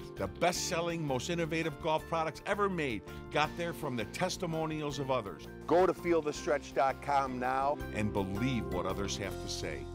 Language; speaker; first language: English; native; English